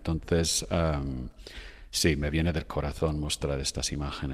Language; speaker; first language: Spanish; non-native, fluent; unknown